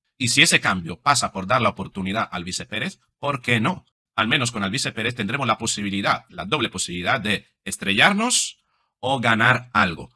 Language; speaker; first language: Spanish; non-native, fluent; Italian